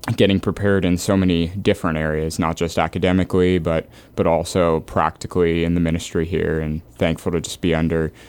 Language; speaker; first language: English; native; English